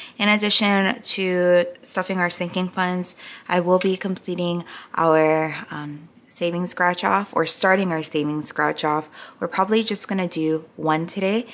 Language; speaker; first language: English; native; English